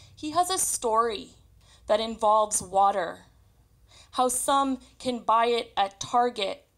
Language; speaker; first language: English; native; English